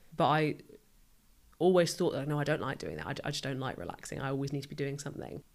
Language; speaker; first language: English; native; English